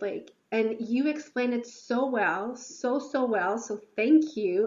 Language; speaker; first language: English; native; English